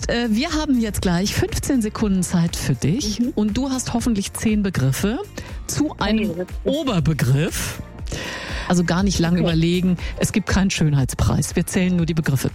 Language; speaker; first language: German; native; German